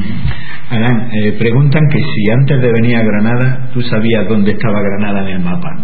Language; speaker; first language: Spanish; native; Spanish